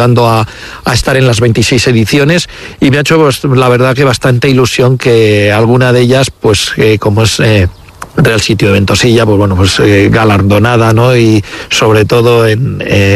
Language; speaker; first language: Spanish; native; Spanish